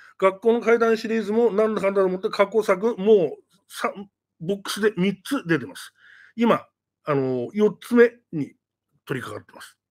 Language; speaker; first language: Japanese; native; Japanese